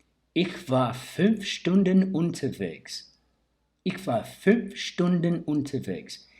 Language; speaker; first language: German; early bilingual, heritage; English